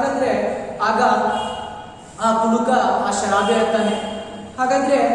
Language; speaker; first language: Kannada; native; Kannada